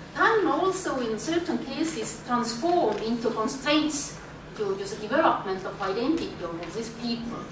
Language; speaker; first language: English; non-native, fluent; Estonian